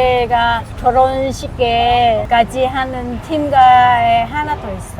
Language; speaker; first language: Korean; non-native, learner; Vietnamese